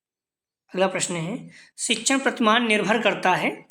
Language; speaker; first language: Hindi; native; Hindi